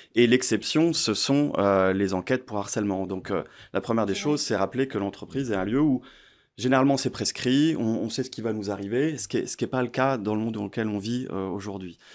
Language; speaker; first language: French; native; French